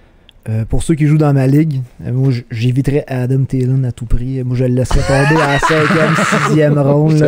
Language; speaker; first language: French; native; French